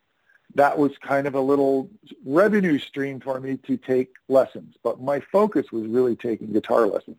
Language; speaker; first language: English; native; English